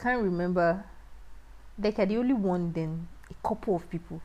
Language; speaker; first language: English; non-native, local second language; Yoruba